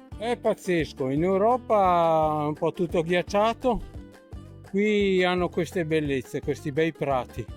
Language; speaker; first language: Italian; native; Italian